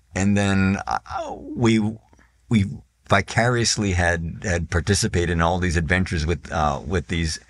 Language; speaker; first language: English; native; English